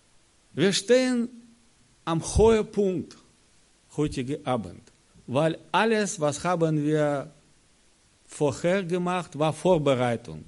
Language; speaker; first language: German; non-native, learner; Russian